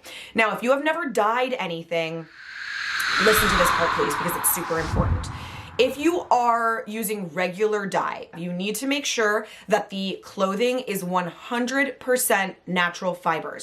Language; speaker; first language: English; native; English